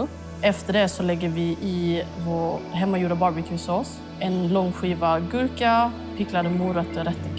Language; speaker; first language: Swedish; early bilingual, other home language; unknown